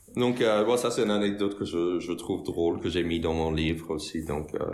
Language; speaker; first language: French; non-native, fluent; English